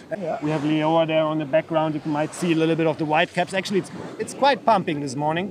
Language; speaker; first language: English; non-native, fluent; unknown